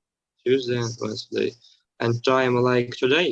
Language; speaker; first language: English; non-native, learner; Russian